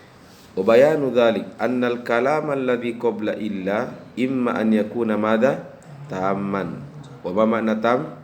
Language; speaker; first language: Arabic; non-native, fluent; Indonesian